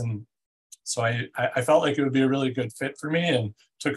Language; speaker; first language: English; native; English